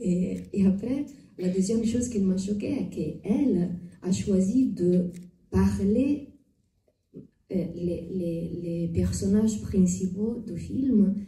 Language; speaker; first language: French; non-native, fluent; Italian